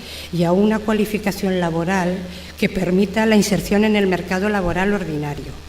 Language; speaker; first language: Spanish; native; Spanish